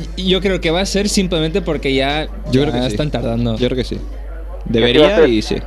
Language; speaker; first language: Spanish; native; Spanish